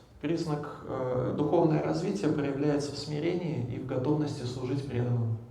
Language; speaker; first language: Russian; native; Russian